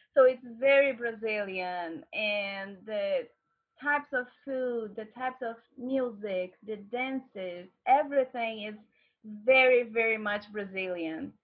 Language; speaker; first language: English; non-native, fluent; Portuguese